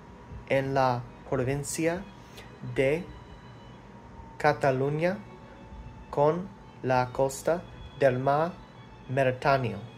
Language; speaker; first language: Spanish; non-native, learner; English